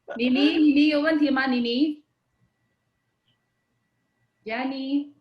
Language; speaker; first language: Chinese; non-native, fluent; Indonesian